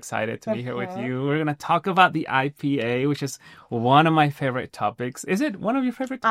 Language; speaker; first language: English; non-native, fluent; Spanish